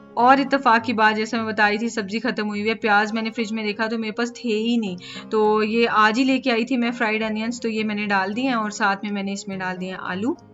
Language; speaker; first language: Urdu; non-native, local second language; Punjabi